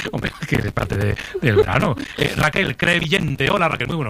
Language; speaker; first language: Spanish; native; Spanish